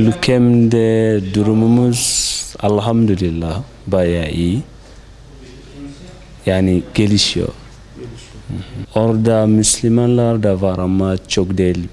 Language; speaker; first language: Turkish; non-native, learner; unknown